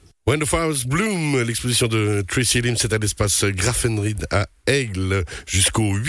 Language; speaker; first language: French; native; French